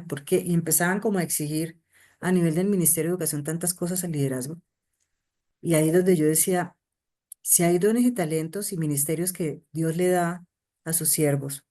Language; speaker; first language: Spanish; native; Spanish